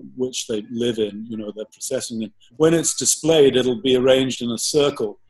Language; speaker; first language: English; native; English